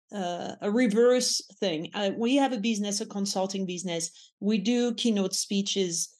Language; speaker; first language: English; non-native, fluent; French